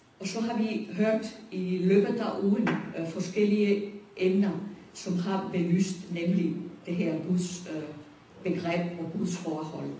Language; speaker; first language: Danish; non-native, fluent; Spanish